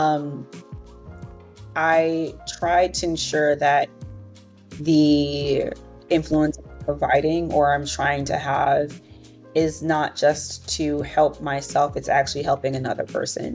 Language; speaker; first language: English; native; English